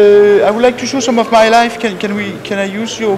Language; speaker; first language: English; non-native, fluent; French